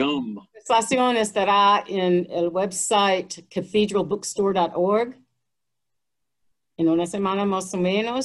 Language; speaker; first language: Spanish; non-native, fluent; English